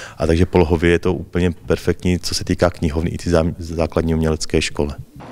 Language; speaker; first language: Czech; native; Czech